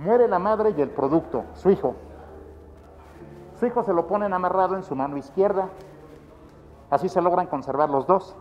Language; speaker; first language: Spanish; native; Spanish